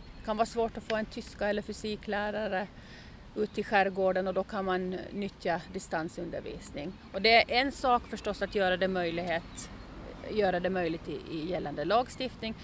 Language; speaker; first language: Swedish; native; Swedish